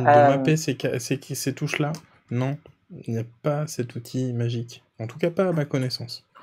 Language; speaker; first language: French; native; French